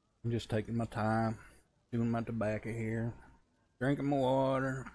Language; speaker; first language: English; native; English